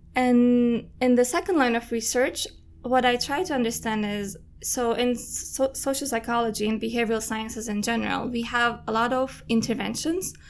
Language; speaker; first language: English; non-native, fluent; Turkish